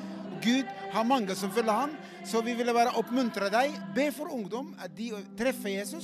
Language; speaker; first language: Swedish; non-native, fluent; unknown